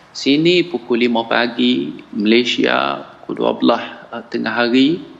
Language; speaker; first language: Malay; non-native, fluent; Arabic